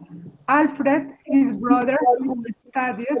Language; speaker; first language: English; non-native, learner; Spanish